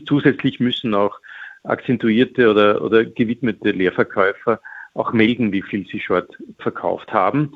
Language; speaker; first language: German; native; German